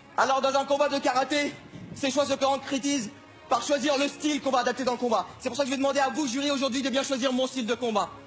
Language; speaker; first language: French; non-native, fluent; Arabic